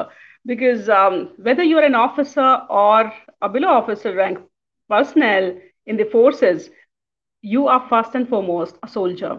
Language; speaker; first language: English; non-native, local second language; Hindi